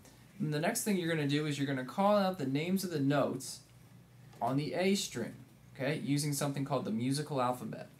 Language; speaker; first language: English; native; English